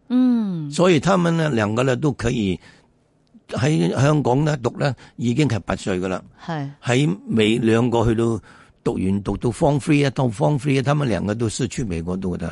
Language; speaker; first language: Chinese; non-native, local second language; Cantonese